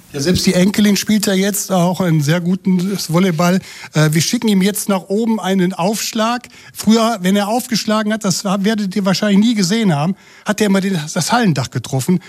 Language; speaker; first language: German; native; German